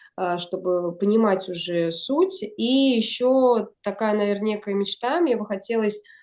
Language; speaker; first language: Russian; native; Russian